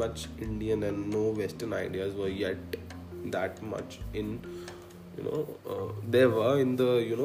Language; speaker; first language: English; non-native, local second language; Hindi